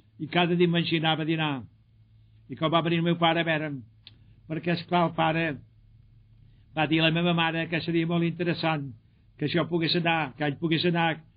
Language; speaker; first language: Catalan; native; Catalan